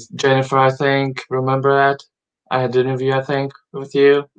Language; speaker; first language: English; early bilingual, other home language; Latvian